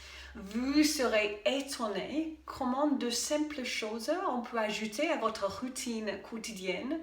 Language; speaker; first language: French; non-native, fluent; English